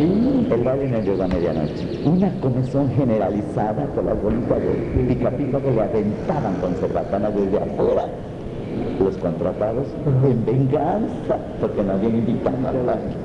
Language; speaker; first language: Spanish; native; Spanish